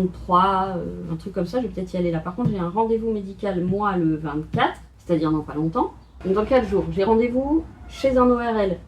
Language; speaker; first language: French; native; French